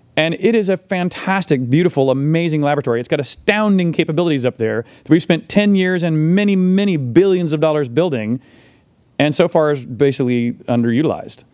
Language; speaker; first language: English; native; English